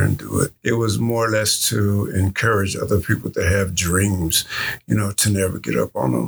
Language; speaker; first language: English; native; English